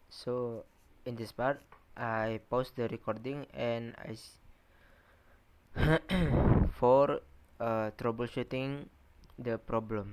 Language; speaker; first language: English; non-native, learner; Indonesian